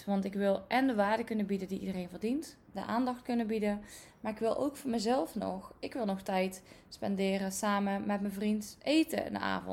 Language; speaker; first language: Dutch; native; Dutch